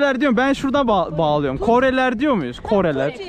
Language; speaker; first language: Turkish; native; Turkish